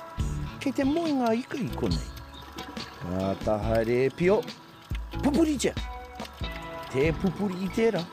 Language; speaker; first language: Māori; non-native, local second language; English